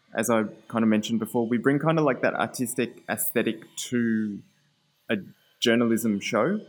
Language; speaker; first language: English; native; English